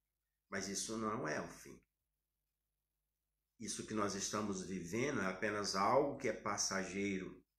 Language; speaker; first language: Portuguese; native; Portuguese